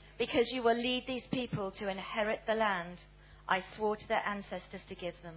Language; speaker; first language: English; native; English